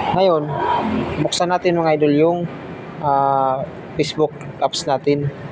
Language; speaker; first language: Filipino; non-native, local second language; Bikol